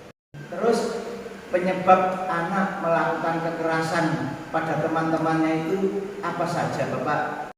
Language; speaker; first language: Indonesian; native; Indonesian